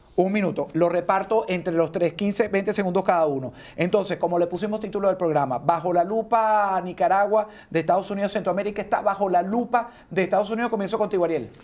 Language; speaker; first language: Spanish; native; Spanish